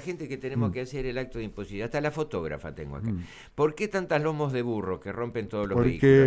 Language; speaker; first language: Spanish; native; Spanish